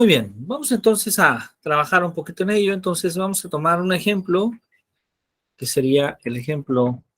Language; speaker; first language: Spanish; native; Spanish